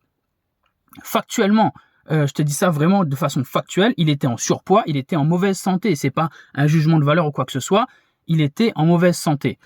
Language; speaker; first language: French; native; French